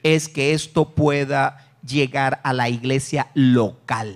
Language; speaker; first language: Spanish; native; Spanish